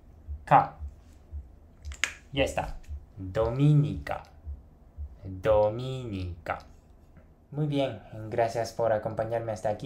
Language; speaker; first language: Spanish; non-native, fluent; Japanese